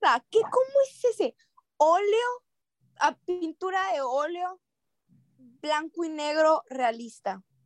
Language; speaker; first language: Spanish; early bilingual, heritage; Spanish